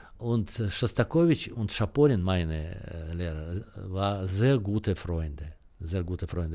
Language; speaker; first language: German; non-native, learner; Russian